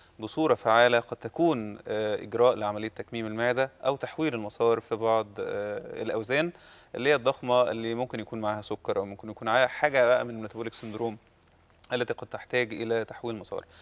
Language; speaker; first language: Arabic; native; Arabic